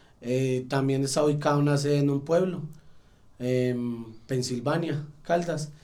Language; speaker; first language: Spanish; native; Spanish